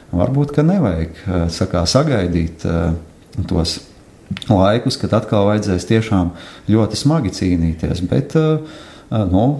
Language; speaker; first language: Latvian; native; Latvian